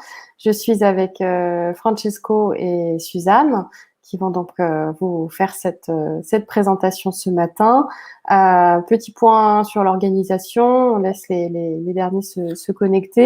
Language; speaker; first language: French; native; French